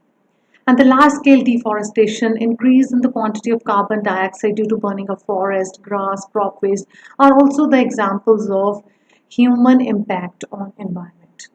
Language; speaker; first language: English; non-native, local second language; Punjabi